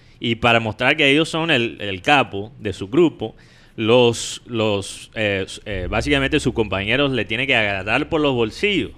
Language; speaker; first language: Spanish; non-native, fluent; English